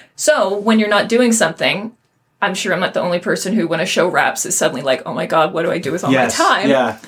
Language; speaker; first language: English; native; English